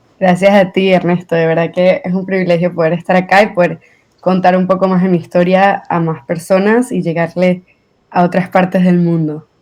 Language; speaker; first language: Spanish; native; Spanish